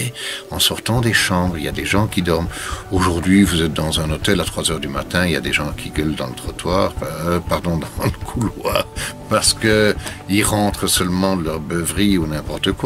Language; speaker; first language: French; native; French